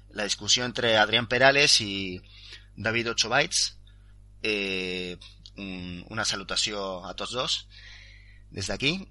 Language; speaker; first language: Catalan; non-native, local second language; Spanish